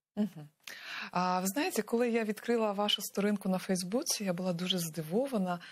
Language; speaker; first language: Ukrainian; non-native, local second language; Crimean Tatar